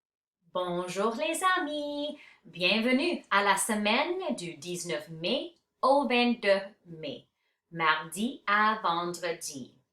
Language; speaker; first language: French; non-native, fluent; English